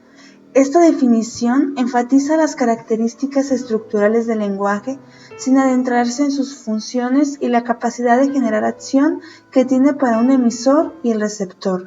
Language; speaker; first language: Spanish; native; Spanish